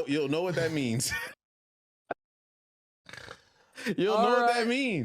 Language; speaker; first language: English; native; English